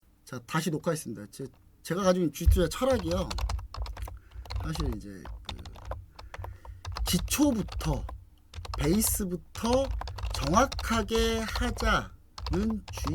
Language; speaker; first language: Korean; native; Korean